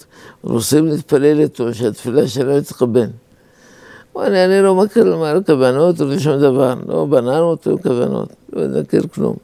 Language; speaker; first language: Hebrew; non-native, fluent; Arabic